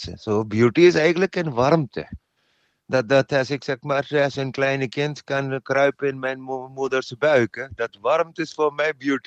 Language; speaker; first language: Dutch; non-native, learner; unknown